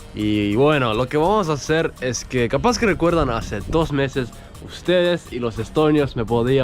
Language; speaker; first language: Spanish; non-native, fluent; Estonian